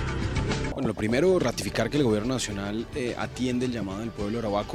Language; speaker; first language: Spanish; native; Spanish